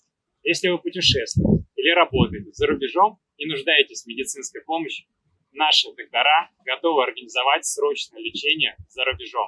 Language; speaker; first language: Russian; native; Russian